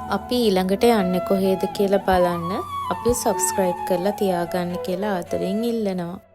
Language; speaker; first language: Sinhala; native; Sinhala